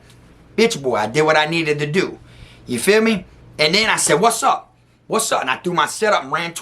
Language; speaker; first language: English; native; English